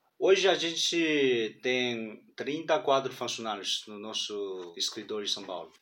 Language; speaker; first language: Portuguese; non-native, fluent; Chinese